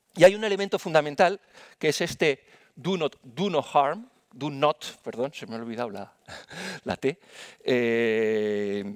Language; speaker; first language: Spanish; native; Spanish